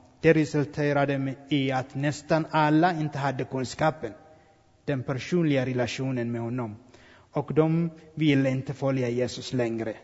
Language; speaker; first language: Swedish; non-native, fluent; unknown